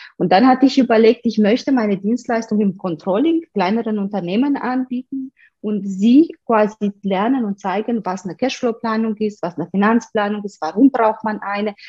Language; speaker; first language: German; non-native, fluent; Romanian